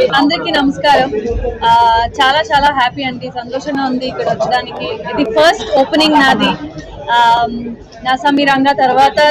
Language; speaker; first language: Telugu; non-native, learner; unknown